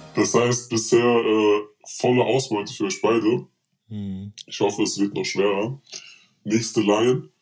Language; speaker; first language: German; early bilingual, other home language; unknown